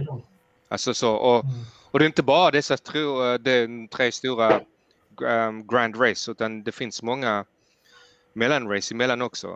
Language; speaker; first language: Swedish; early bilingual, heritage; Swedish